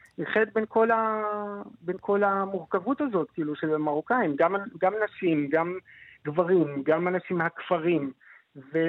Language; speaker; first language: Hebrew; non-native, fluent; Arabic